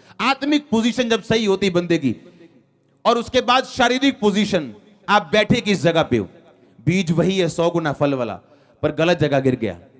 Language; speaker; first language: Hindi; non-native, local second language; Punjabi